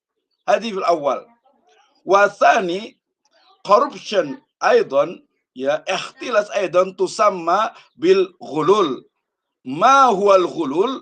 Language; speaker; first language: Arabic; non-native, fluent; Indonesian